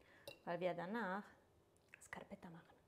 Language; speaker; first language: German; non-native, fluent; Italian